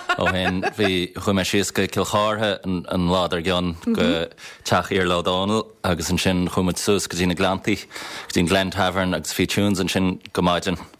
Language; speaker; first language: Irish; non-native, local second language; English